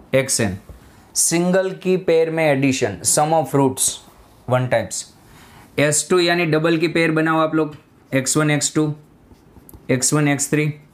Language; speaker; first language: Hindi; non-native, local second language; Gujarati